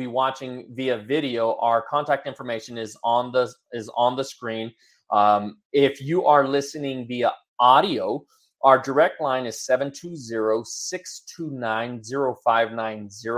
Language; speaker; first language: English; native; English